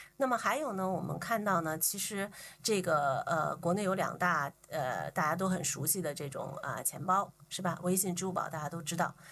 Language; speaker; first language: Chinese; native; Chinese